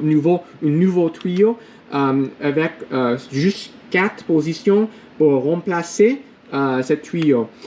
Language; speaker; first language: French; non-native, learner; English